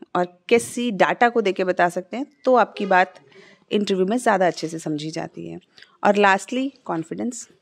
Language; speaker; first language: Hindi; native; Hindi